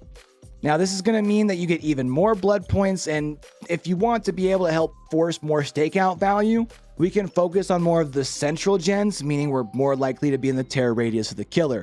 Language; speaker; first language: English; native; English